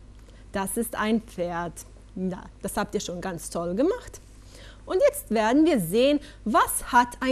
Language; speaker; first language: German; non-native, fluent; Bosnian